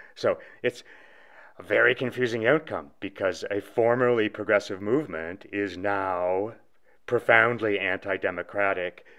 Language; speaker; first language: English; native; English